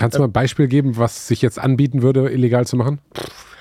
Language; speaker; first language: German; native; German